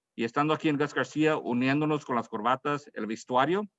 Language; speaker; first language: Spanish; early bilingual, heritage; Spanish